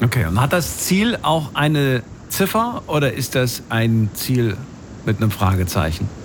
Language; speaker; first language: German; native; German